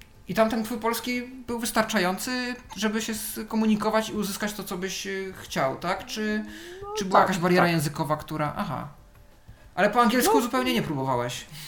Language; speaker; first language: Polish; native; Polish